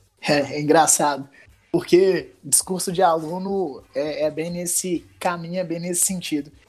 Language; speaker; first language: Portuguese; native; Portuguese